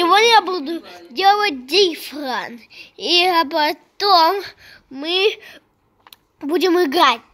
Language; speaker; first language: Russian; early bilingual, heritage; Russian